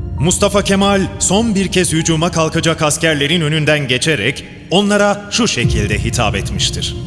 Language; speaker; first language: Turkish; native; Turkish